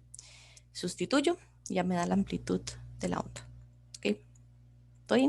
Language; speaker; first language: Spanish; native; Spanish